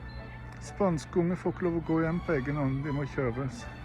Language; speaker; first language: Norwegian; native; Norwegian